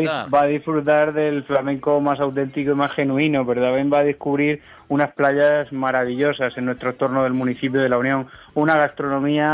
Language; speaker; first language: Spanish; native; Spanish